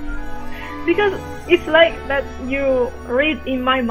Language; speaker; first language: English; non-native, fluent; Italian